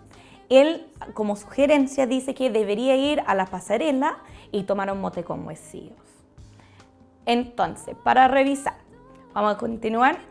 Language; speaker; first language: Spanish; non-native, fluent; English